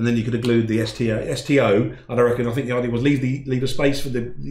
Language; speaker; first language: English; native; English